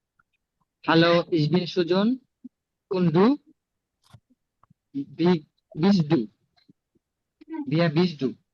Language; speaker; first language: German; non-native, learner; Bangla